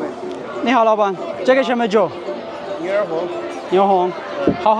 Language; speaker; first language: Chinese; non-native, learner; Amharic